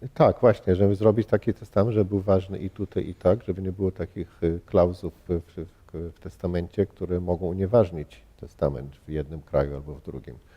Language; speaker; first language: Polish; early bilingual, heritage; Polish